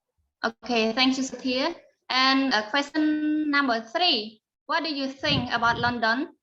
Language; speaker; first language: English; non-native, learner; Khmer